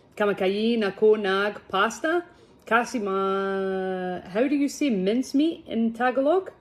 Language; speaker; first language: Filipino; non-native, learner; English